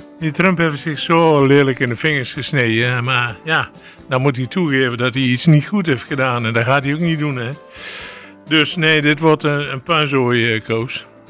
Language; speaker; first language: Dutch; native; Dutch